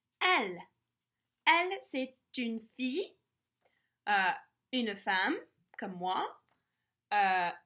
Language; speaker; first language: French; non-native, fluent; English